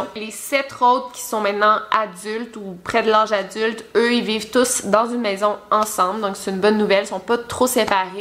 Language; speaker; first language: French; native; French